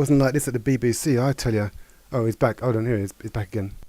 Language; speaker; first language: English; native; English